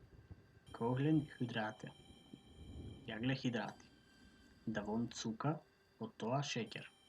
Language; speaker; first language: German; non-native, fluent; Macedonian